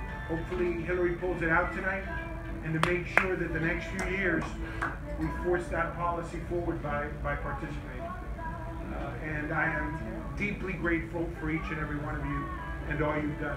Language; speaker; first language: English; early bilingual, other home language; Spanish